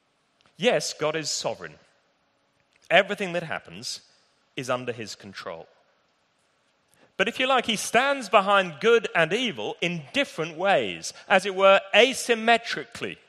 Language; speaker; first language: English; native; English